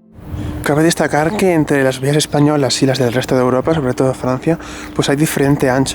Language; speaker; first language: Spanish; native; Spanish